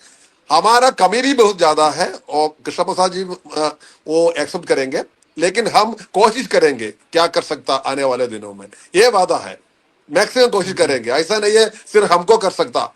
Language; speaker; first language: Hindi; non-native, local second language; Malayalam